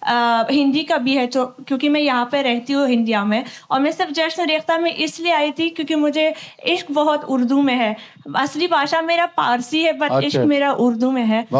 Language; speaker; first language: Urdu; non-native, learner; Persian